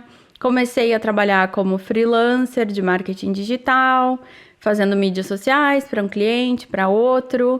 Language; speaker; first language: Portuguese; native; Portuguese